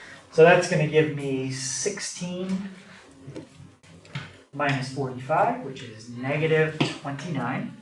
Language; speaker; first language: English; native; English